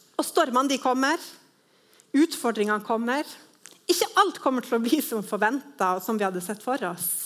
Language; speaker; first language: Norwegian; native; Norwegian